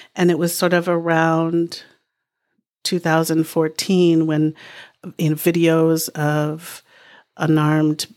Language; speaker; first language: English; native; English